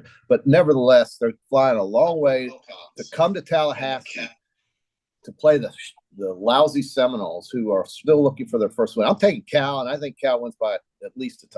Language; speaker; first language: English; native; English